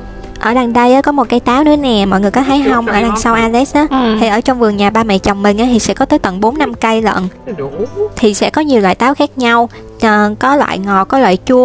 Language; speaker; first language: Vietnamese; native; Vietnamese